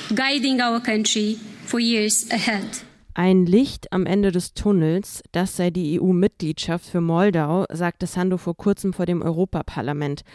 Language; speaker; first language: German; non-native, fluent; Russian